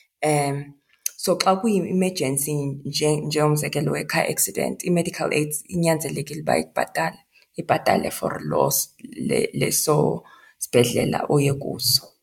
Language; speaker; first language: Xhosa; non-native, local second language; Zulu